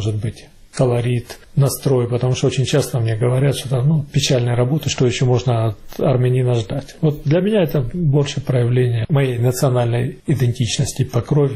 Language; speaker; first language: Russian; native; Russian